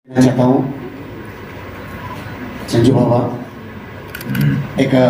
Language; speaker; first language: Hindi; non-native, local second language; Telugu